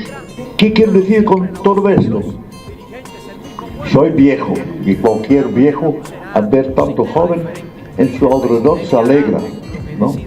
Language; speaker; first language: Spanish; non-native, fluent; Dutch